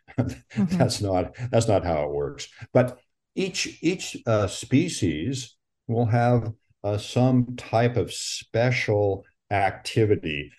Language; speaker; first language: English; native; English